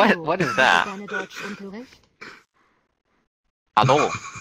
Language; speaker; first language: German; non-native, learner; English